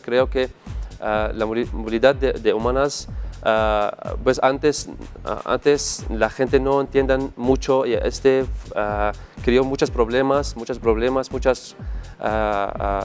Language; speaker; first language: Spanish; non-native, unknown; Arabic